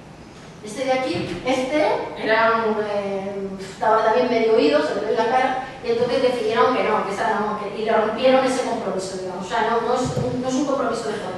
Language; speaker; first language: Spanish; native; Spanish